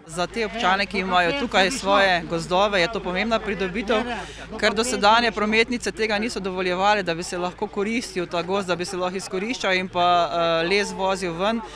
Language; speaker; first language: Slovenian; native; Slovenian